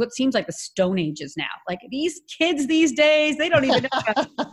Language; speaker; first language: English; native; English